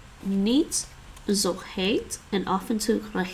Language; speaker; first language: Dutch; non-native, learner; English